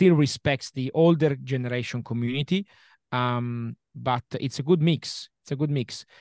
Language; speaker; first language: English; non-native, fluent; Italian